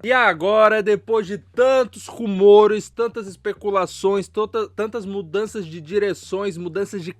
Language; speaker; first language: Portuguese; native; Portuguese